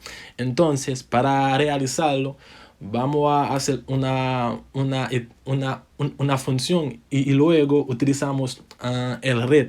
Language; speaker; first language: Spanish; non-native, fluent; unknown